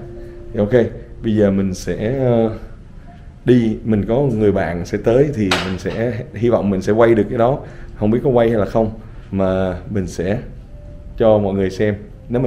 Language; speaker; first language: Vietnamese; early bilingual, heritage; Vietnamese